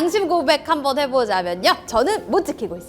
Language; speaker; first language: Korean; native; Korean